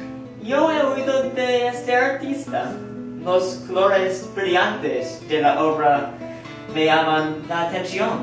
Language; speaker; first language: Spanish; non-native, learner; English